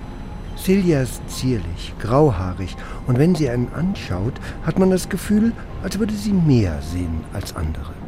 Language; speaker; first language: German; native; German